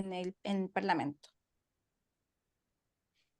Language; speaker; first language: Spanish; native; Spanish